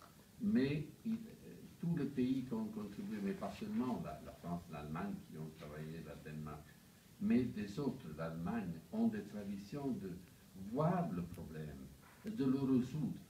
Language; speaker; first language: French; non-native, fluent; Italian